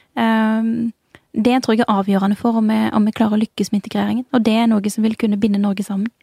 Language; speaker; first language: Norwegian; early bilingual, other home language; Urdu